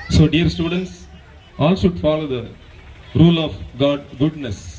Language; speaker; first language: English; non-native, local second language; Tamil